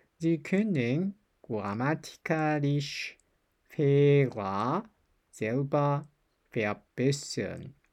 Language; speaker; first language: German; non-native, learner; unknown